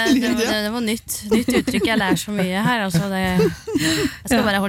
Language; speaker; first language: Norwegian; native; Norwegian